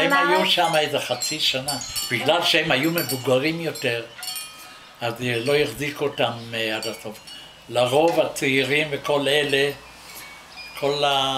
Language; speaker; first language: Hebrew; non-native, fluent; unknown